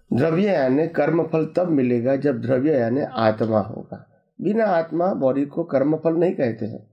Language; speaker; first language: Hindi; non-native, local second language; Gujarati